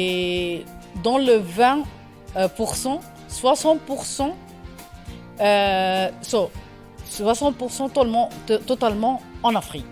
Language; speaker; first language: French; non-native, learner; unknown